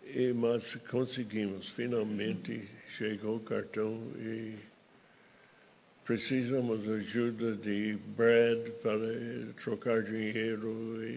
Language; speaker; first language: Portuguese; non-native, fluent; English